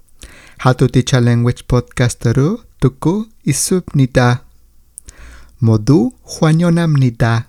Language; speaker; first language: Korean; non-native, learner; Spanish